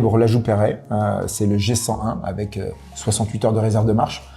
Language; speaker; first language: French; native; French